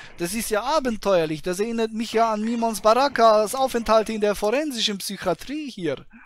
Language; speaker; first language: German; native; German